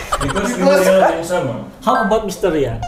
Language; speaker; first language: English; non-native, learner; Indonesian